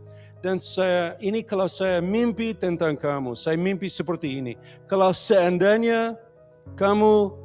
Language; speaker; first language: Indonesian; non-native, learner; English